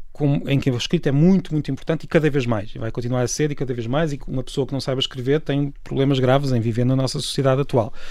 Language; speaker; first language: Portuguese; native; Portuguese